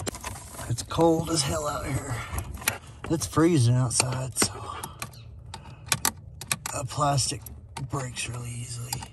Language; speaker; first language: English; native; English